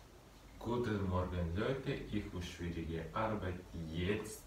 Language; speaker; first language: German; non-native, learner; Russian